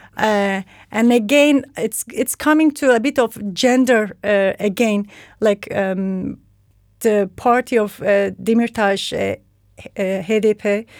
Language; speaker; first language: English; non-native, fluent; Turkish